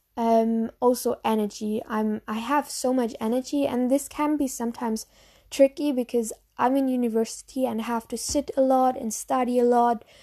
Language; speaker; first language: English; non-native, fluent; German